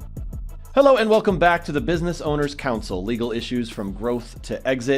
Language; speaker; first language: English; native; English